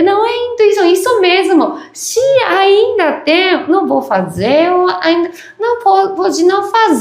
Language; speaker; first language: Portuguese; non-native, learner; Japanese